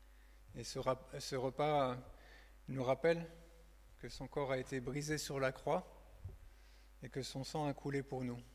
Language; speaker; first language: French; native; French